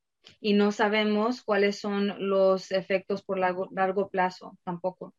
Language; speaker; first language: Spanish; early bilingual, heritage; Spanish